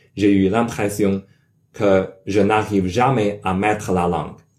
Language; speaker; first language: French; non-native, learner; Chinese